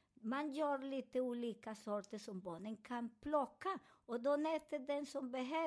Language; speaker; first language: Swedish; non-native, fluent; Spanish